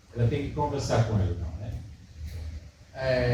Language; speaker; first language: Portuguese; early bilingual, heritage; Hebrew